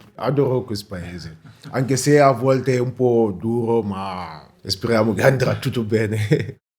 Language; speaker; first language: Italian; non-native, learner; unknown